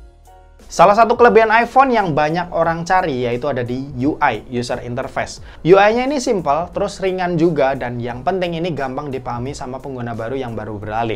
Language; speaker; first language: Indonesian; native; Indonesian